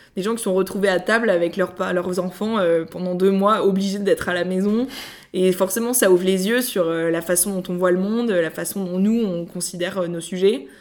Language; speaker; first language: French; native; French